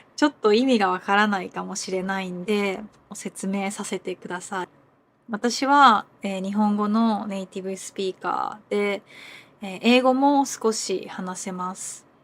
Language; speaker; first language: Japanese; native; Japanese